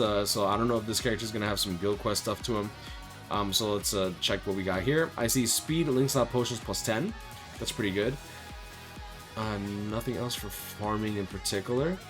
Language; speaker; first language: English; native; English